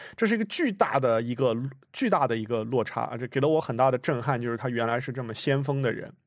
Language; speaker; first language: Chinese; native; Chinese